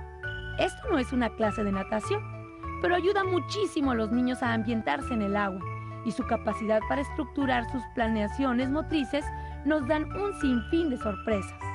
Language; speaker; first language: Spanish; native; Spanish